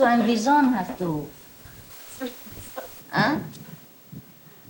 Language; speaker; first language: German; non-native, learner; Vietnamese